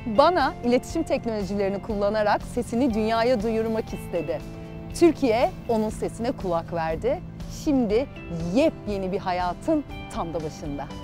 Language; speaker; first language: Turkish; native; Turkish